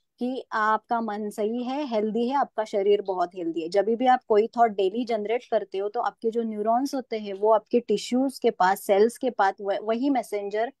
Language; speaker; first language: Hindi; non-native, local second language; Marathi